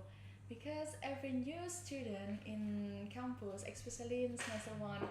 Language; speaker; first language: English; non-native, learner; Indonesian